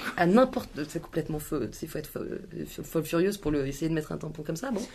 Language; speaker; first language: French; native; French